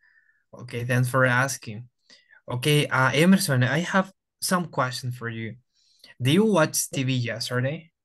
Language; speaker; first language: English; non-native, fluent; Spanish